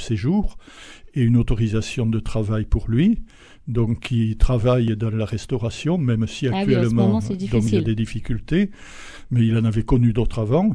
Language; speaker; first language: French; native; French